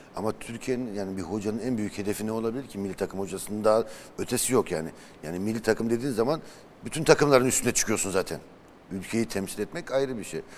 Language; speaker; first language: Turkish; early bilingual, heritage; Turkish